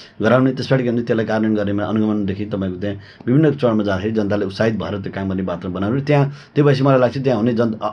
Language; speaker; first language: Nepali; native; Nepali